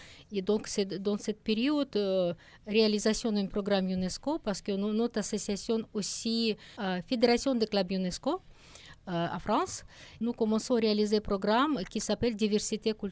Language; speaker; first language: French; non-native, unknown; Russian